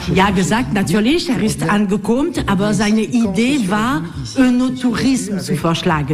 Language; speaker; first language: German; non-native, learner; French